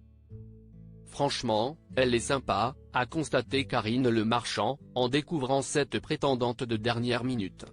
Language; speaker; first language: French; native; French